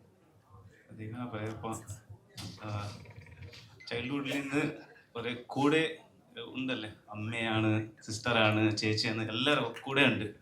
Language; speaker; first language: Malayalam; non-native, local second language; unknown